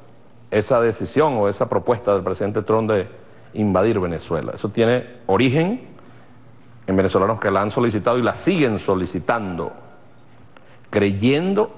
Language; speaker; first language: Spanish; native; Spanish